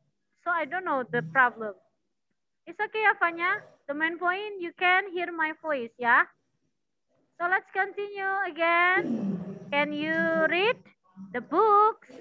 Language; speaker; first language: English; non-native, learner; Indonesian